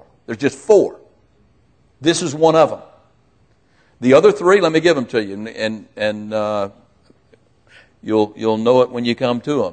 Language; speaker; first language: English; native; English